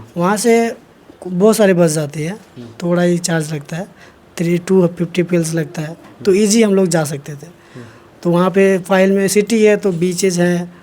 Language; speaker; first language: Hindi; native; Hindi